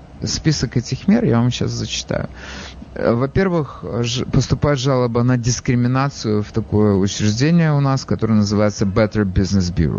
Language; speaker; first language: Russian; native; Russian